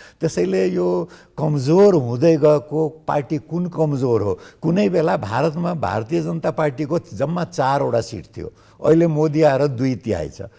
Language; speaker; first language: Nepali; non-native, local second language; Maithili